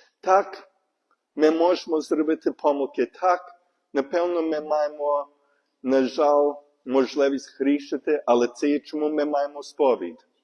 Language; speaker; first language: Ukrainian; non-native, learner; English